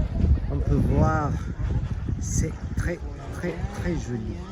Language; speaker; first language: French; non-native, learner; Spanish